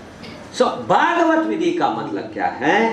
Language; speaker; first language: Hindi; non-native, learner; English